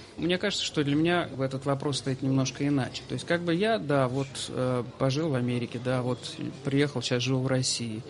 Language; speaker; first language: Russian; native; Russian